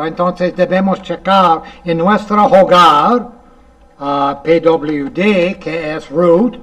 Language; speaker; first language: Spanish; non-native, fluent; English